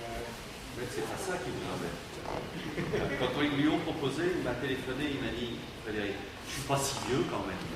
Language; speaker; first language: French; native; French